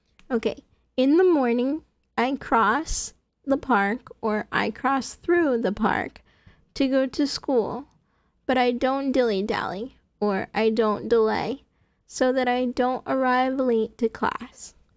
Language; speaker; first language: English; native; English